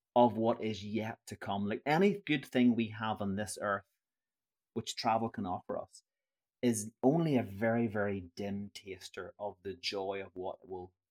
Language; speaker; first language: English; native; English